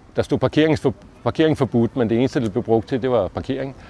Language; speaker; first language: Danish; native; Danish